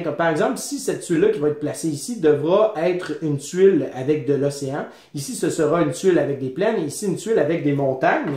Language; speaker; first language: French; native; French